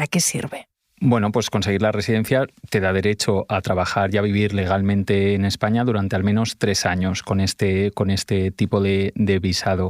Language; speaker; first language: Spanish; native; Spanish